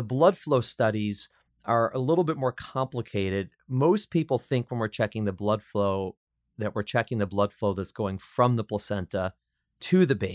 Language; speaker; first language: English; native; English